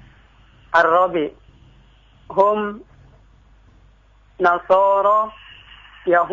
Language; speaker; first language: Arabic; non-native, learner; Indonesian